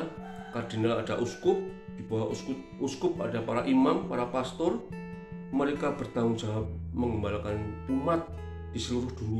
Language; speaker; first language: Indonesian; native; Indonesian